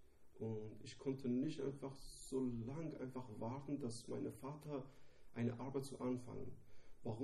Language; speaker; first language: German; non-native, learner; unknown